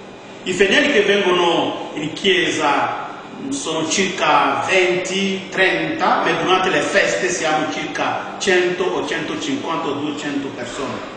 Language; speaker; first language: Italian; non-native, fluent; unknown